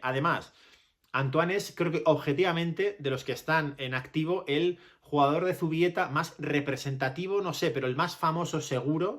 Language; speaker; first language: Spanish; native; Spanish